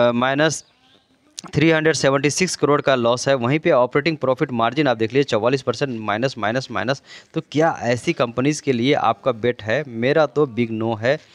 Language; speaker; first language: Hindi; native; Hindi